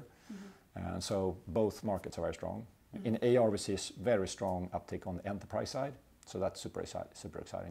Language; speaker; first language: English; non-native, fluent; Swedish